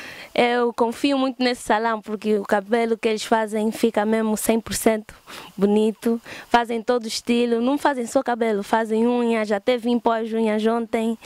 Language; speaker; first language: Portuguese; early bilingual, heritage; English